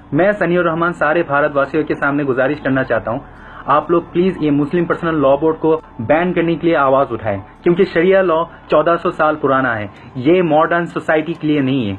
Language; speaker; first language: Hindi; non-native, fluent; Bangla